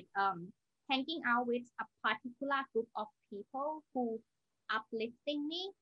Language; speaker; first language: English; non-native, learner; Thai